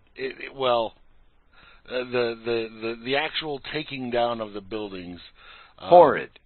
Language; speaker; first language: English; native; English